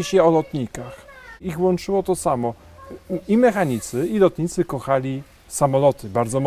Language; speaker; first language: Polish; native; Polish